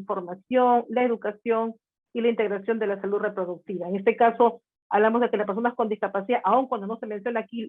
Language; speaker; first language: Spanish; native; Spanish